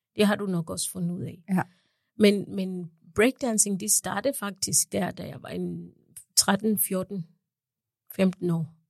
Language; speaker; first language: Danish; non-native, fluent; English